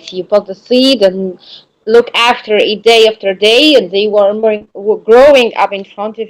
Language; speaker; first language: English; non-native, learner; Arabic